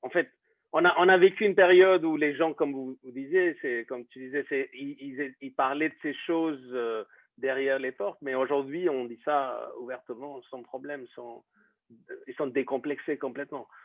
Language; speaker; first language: French; non-native, fluent; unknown